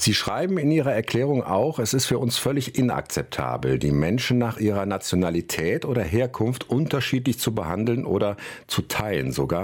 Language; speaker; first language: German; native; German